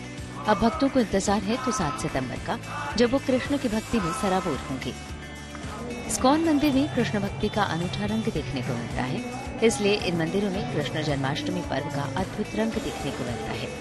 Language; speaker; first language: Hindi; native; Hindi